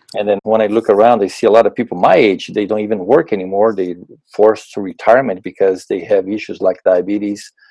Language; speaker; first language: English; non-native, fluent; Portuguese